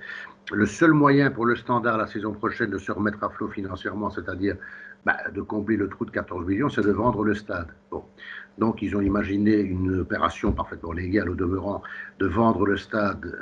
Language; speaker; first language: French; native; French